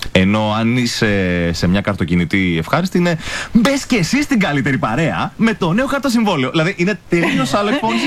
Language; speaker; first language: Greek; native; Greek